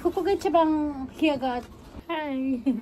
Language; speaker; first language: Japanese; non-native, learner; Filipino